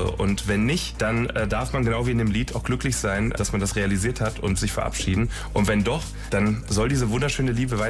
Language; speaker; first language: German; native; German